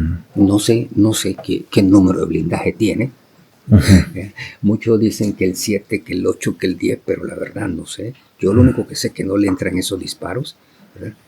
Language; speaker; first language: Spanish; native; Spanish